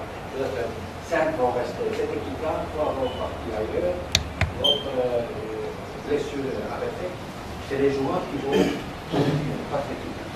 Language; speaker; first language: French; non-native, learner; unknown